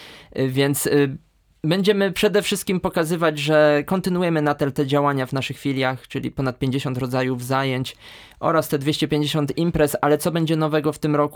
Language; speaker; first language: Polish; native; Polish